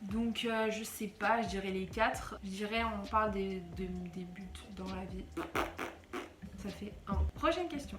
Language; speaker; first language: French; native; French